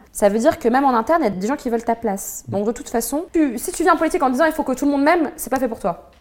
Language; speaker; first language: French; native; French